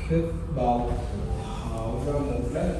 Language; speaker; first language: Vietnamese; non-native, fluent; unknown